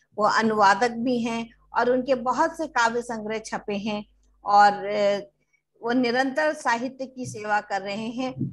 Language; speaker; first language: Hindi; native; Hindi